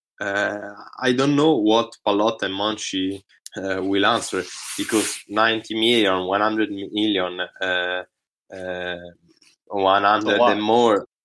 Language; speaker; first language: English; non-native, learner; Italian